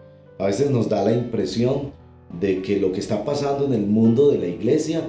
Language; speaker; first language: Spanish; native; Spanish